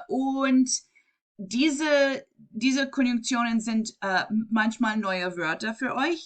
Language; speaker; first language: German; non-native, fluent; English